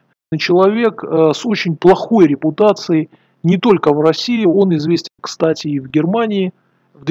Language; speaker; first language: Russian; native; Russian